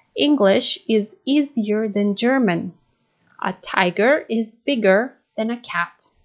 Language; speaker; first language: English; non-native, fluent; Macedonian